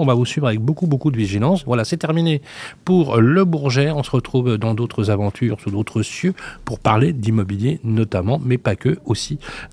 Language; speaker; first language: French; native; French